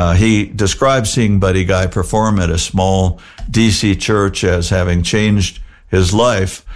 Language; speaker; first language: English; native; English